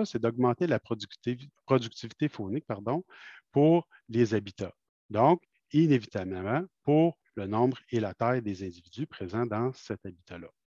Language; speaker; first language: French; native; French